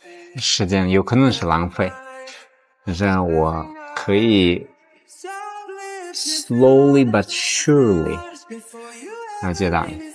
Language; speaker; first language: Chinese; non-native, fluent; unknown